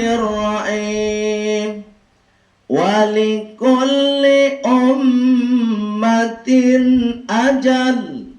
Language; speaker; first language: Malay; non-native, local second language; Minangkabau